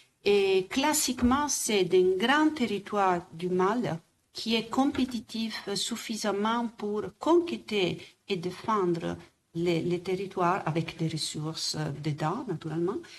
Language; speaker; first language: French; non-native, fluent; Italian